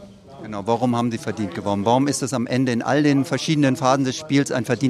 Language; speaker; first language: German; native; German